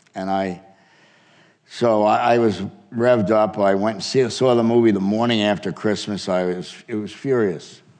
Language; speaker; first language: English; native; English